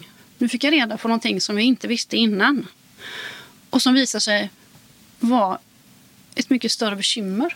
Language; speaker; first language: Swedish; native; Swedish